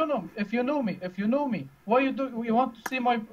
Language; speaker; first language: English; non-native, learner; Uzbek